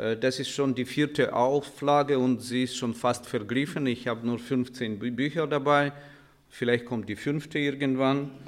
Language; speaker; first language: German; non-native, fluent; Russian